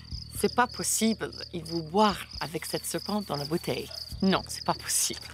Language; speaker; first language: French; non-native, learner; English